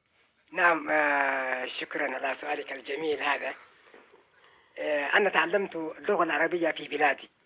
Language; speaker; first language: Arabic; non-native, fluent; Oromo